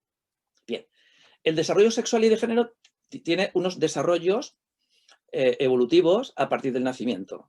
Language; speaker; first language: Spanish; native; Spanish